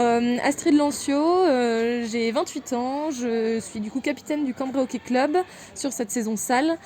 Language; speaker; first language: French; native; French